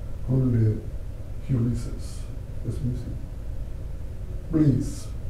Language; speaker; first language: English; non-native, fluent; Spanish